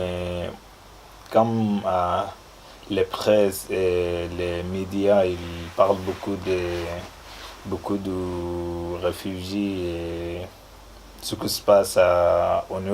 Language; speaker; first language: French; non-native, learner; Arabic